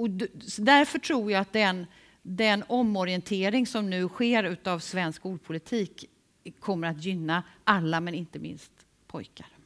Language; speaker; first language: Swedish; native; Swedish